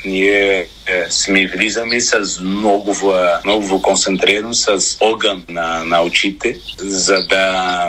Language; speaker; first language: Bulgarian; non-native, learner; Portuguese